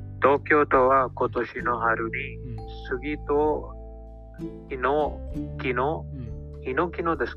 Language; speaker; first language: Japanese; non-native, learner; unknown